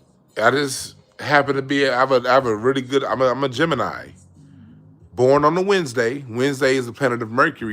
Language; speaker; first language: English; native; English